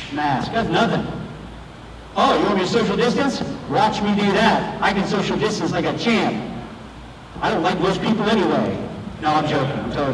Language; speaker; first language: English; native; English